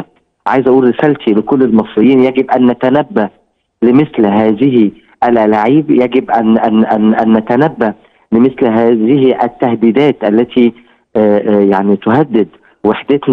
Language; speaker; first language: Arabic; native; Arabic